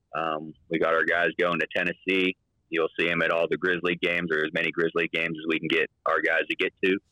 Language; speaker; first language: English; native; English